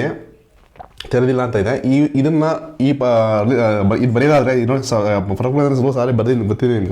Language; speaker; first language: Kannada; native; Kannada